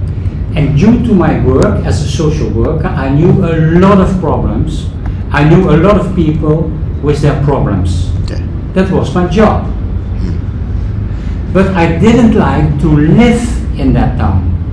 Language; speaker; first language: English; non-native, fluent; Dutch